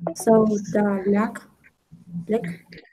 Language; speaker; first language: English; non-native, learner; Spanish